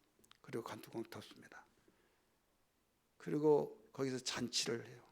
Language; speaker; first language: Korean; native; Korean